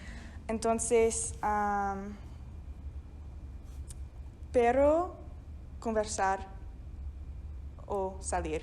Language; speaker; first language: Spanish; non-native, fluent; English